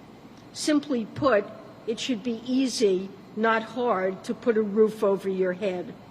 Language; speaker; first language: English; native; English